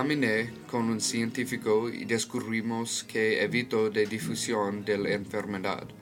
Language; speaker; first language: Spanish; non-native, learner; English